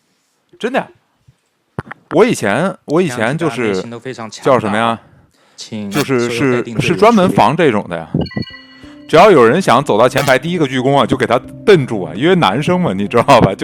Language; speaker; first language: Chinese; native; Chinese